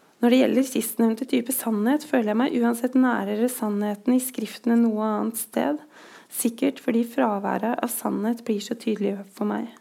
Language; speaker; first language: Norwegian; native; Norwegian